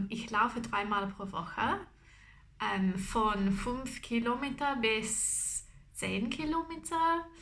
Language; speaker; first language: German; non-native, learner; English